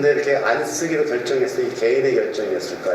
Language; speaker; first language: Korean; native; Korean